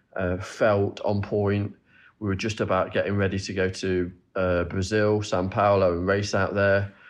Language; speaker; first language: English; native; English